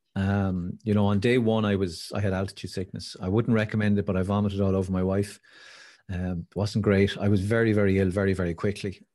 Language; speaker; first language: English; native; English